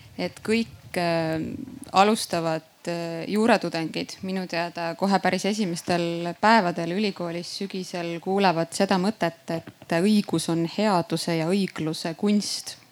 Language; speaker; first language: Estonian; native; Estonian